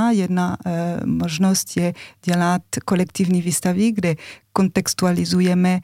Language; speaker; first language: Czech; non-native, fluent; French